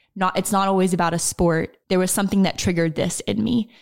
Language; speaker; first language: English; native; English